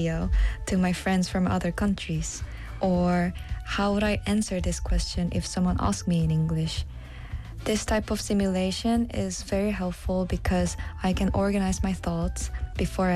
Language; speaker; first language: English; non-native, fluent; Korean